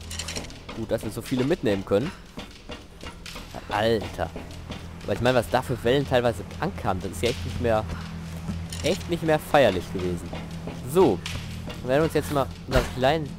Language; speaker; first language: German; native; German